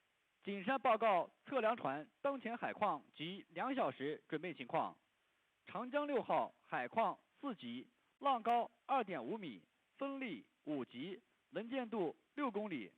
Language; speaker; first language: Chinese; native; Chinese